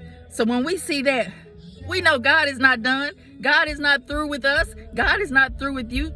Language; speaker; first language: English; native; English